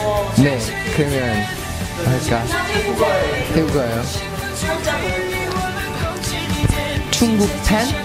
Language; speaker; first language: Korean; non-native, learner; Thai